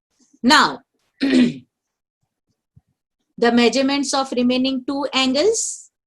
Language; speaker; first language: English; non-native, local second language; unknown